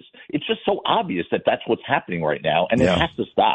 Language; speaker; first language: English; native; English